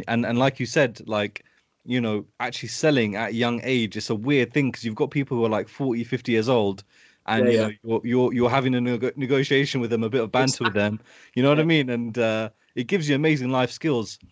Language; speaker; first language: English; native; English